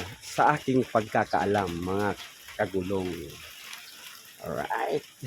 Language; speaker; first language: Filipino; native; Filipino